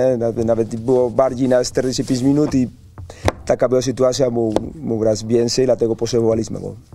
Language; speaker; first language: Polish; non-native, learner; Spanish